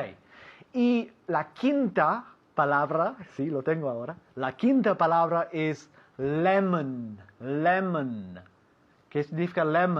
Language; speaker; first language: Spanish; non-native, fluent; English